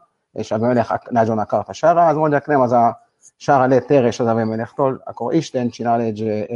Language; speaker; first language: Hungarian; non-native, learner; Hebrew